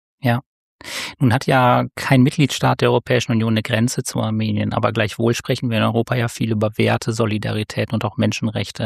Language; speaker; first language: German; native; German